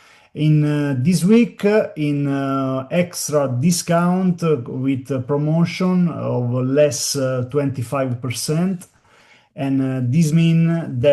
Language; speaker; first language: English; non-native, learner; Italian